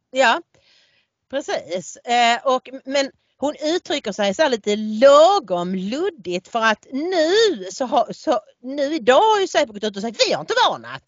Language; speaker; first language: Swedish; native; Swedish